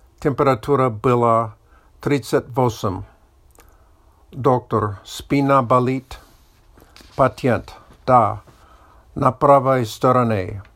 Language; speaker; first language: Russian; non-native, learner; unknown